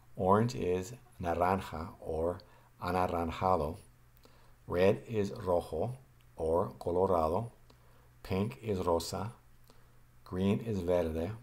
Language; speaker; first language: English; native; English